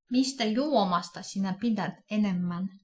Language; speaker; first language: Finnish; non-native, fluent; Russian